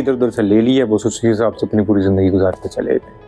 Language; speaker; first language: Hindi; non-native, local second language; Punjabi